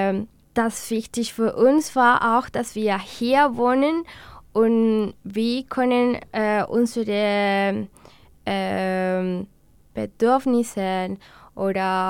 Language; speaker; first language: German; non-native, learner; Spanish